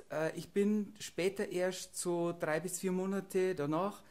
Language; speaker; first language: German; native; German